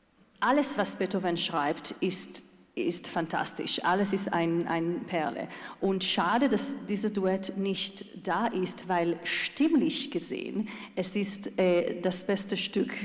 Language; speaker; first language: German; non-native, fluent; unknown